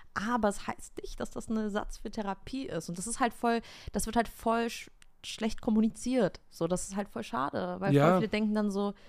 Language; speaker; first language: German; native; German